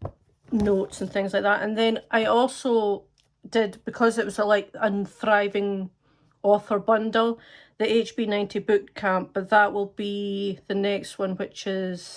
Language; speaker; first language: English; native; English